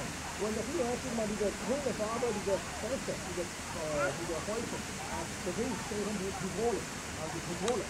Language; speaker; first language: German; non-native, fluent; Chinese